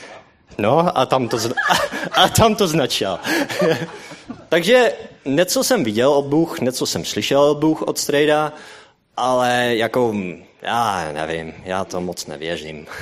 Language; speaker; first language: Czech; non-native, learner; Dutch